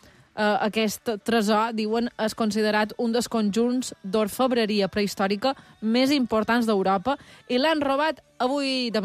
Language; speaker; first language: Catalan; native; Catalan